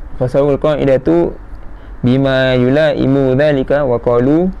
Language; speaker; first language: Arabic; non-native, fluent; Malay